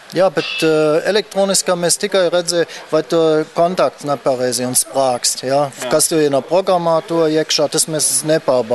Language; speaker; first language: Latvian; non-native, learner; German